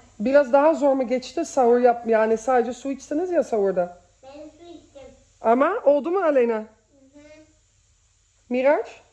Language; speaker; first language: Turkish; early bilingual, heritage; Turkish